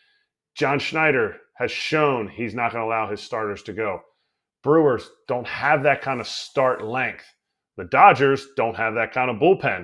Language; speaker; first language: English; native; English